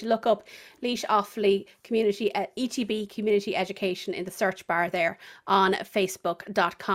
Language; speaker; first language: English; native; English